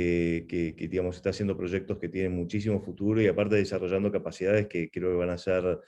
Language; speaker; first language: Spanish; native; Spanish